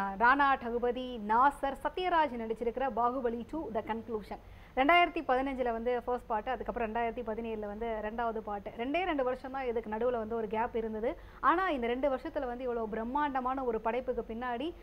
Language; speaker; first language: Tamil; native; Tamil